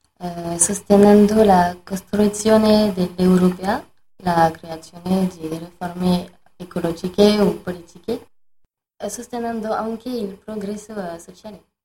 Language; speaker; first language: Italian; non-native, learner; French